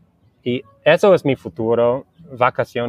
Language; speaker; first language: Spanish; non-native, learner; English